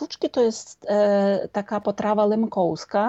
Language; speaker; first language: Polish; non-native, fluent; Ukrainian